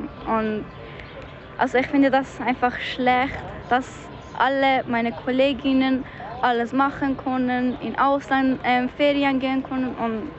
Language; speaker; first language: German; early bilingual, other home language; Persian